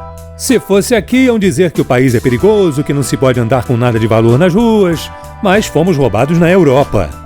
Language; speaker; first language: Portuguese; native; Portuguese